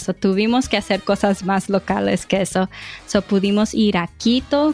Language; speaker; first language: Spanish; early bilingual, heritage; Spanish